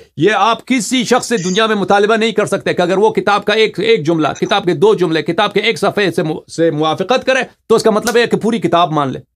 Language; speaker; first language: Hindi; non-native, fluent; Persian